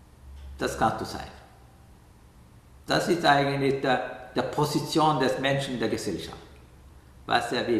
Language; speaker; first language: German; non-native, learner; Sinhala